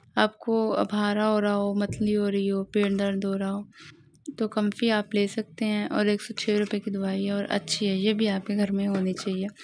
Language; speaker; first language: Urdu; non-native, local second language; Pashto